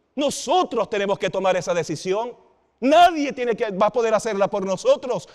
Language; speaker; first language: Spanish; native; Spanish